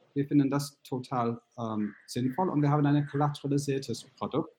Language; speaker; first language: German; non-native, fluent; English